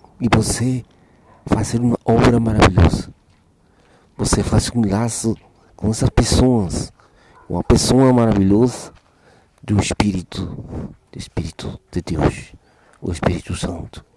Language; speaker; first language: Portuguese; non-native, learner; Spanish